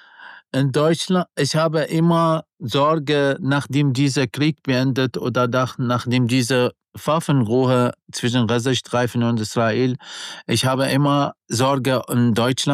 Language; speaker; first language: German; non-native, learner; Arabic